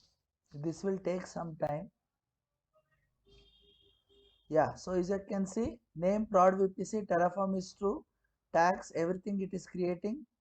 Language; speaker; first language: English; non-native, local second language; Kannada